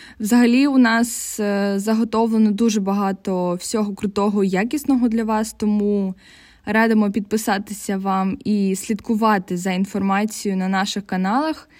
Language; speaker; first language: Ukrainian; non-native, local second language; Russian